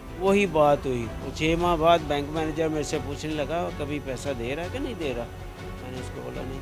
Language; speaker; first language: Urdu; native; Urdu